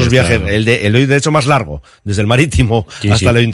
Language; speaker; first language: Spanish; native; Spanish